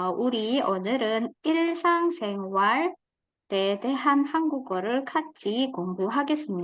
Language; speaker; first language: Korean; non-native, fluent; Indonesian